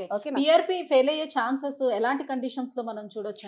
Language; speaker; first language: Telugu; native; Telugu